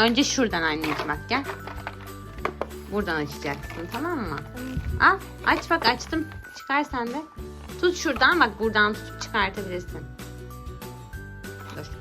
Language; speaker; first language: Turkish; native; Turkish